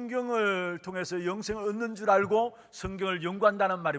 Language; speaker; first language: Korean; native; Korean